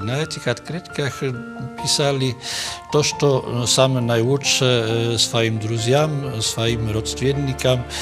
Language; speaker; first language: Russian; non-native, learner; Polish